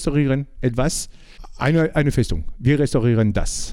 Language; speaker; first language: German; non-native, learner; French